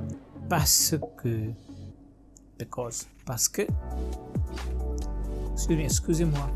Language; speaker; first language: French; non-native, learner; Hindi